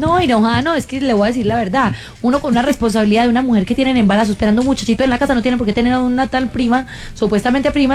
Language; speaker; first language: Spanish; native; Spanish